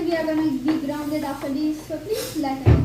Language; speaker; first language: English; non-native, fluent; Nepali